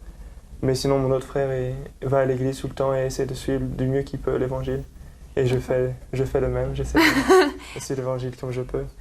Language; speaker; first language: French; native; French